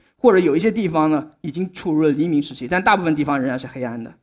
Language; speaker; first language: Chinese; native; Chinese